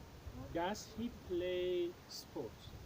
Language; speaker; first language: English; non-native, fluent; Tajik